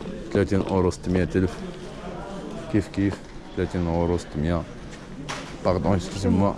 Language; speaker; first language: Arabic; native; Arabic